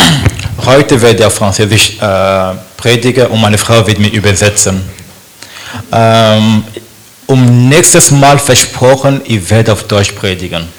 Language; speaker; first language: German; non-native, learner; French